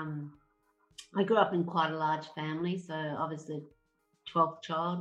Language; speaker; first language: English; native; English